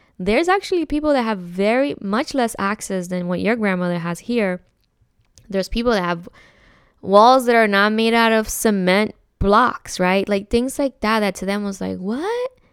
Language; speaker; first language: English; early bilingual, other home language; Spanish